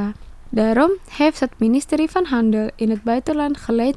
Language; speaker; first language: Dutch; non-native, learner; Indonesian